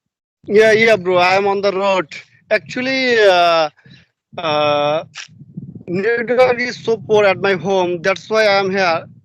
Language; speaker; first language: English; non-native, learner; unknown